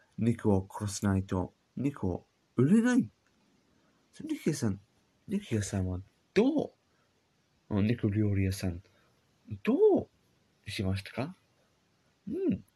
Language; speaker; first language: Japanese; non-native, learner; English